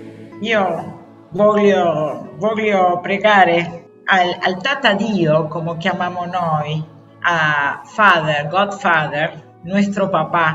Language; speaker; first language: Italian; non-native, learner; Spanish